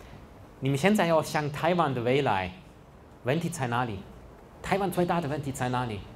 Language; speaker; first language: Chinese; non-native, fluent; German